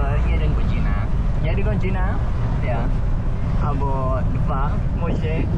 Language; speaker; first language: Polish; non-native, learner; Indonesian